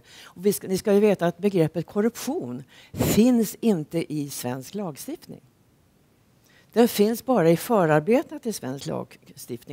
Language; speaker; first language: Swedish; native; Swedish